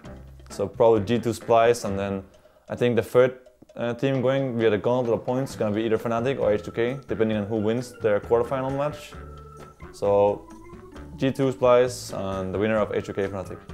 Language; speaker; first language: English; non-native, fluent; Danish